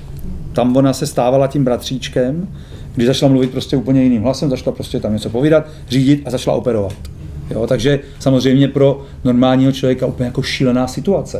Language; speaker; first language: Czech; native; Czech